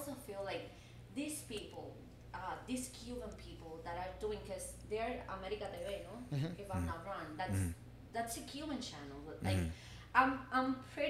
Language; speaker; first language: English; non-native, fluent; Spanish